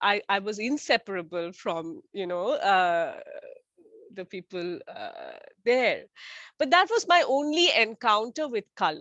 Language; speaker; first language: English; non-native, local second language; Bangla